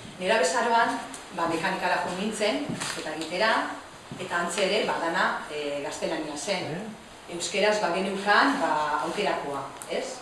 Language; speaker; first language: Basque; non-native, local second language; Spanish